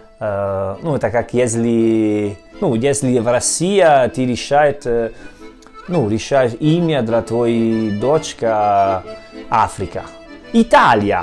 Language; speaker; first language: Russian; non-native, learner; Italian